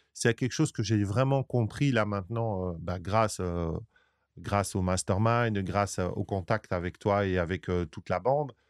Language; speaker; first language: French; native; French